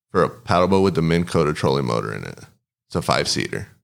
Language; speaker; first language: English; early bilingual, other home language; Spanish